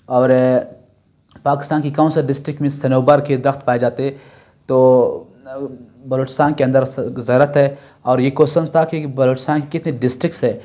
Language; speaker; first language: Urdu; non-native, local second language; Brahui